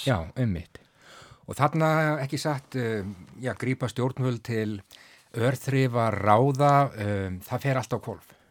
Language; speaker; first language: Icelandic; native; Icelandic